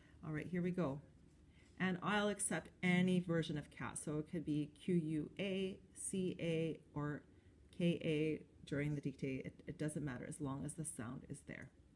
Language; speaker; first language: English; native; English